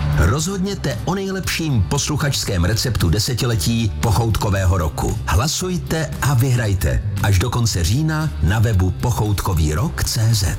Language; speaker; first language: Czech; native; Czech